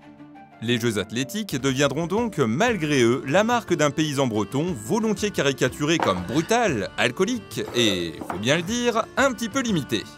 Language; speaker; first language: French; native; French